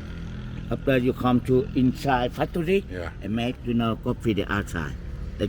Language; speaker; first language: English; non-native, learner; Vietnamese